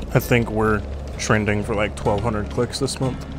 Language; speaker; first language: English; native; English